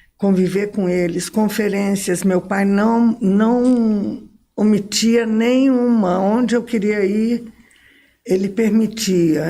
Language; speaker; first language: Portuguese; early bilingual, other home language; Arabic